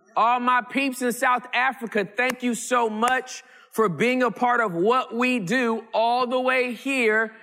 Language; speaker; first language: English; early bilingual, other home language; Yoruba